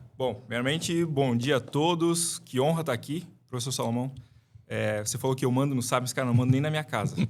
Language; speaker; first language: Portuguese; native; Portuguese